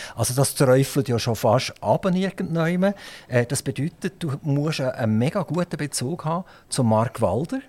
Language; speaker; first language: German; native; German